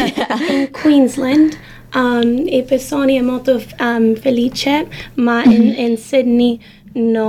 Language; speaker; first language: Italian; non-native, learner; English